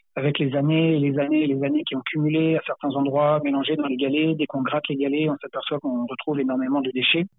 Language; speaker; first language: French; native; French